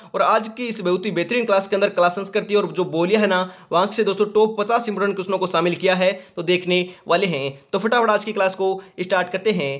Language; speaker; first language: Hindi; native; Hindi